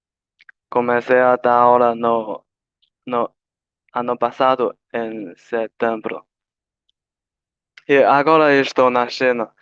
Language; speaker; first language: Portuguese; non-native, learner; Chinese